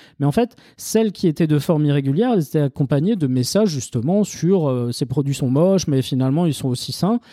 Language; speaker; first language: French; native; French